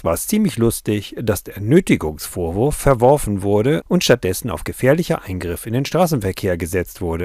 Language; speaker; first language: German; native; German